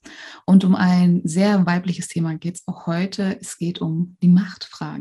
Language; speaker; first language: German; native; German